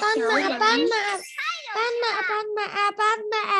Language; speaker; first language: Chinese; non-native, learner; Vietnamese